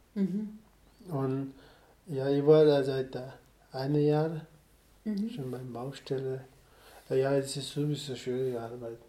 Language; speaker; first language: German; non-native, fluent; Nepali